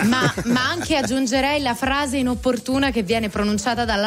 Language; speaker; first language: Italian; native; Italian